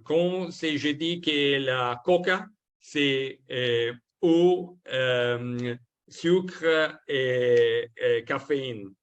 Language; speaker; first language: French; non-native, learner; Italian